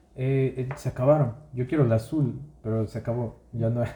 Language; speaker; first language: Spanish; native; Spanish